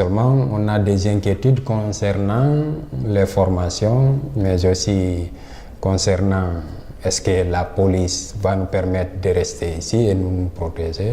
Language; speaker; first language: French; non-native, local second language; Fula